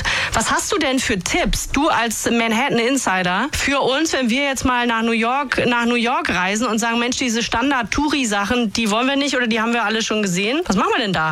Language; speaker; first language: German; native; German